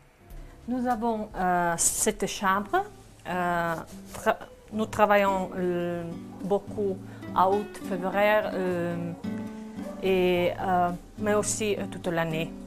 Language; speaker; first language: French; non-native, learner; Slovak